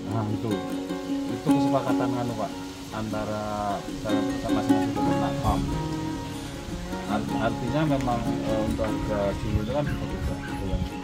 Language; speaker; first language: Indonesian; non-native, local second language; Javanese